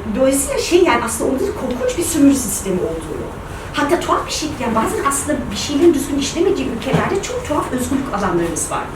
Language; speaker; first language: Turkish; early bilingual, heritage; Turkish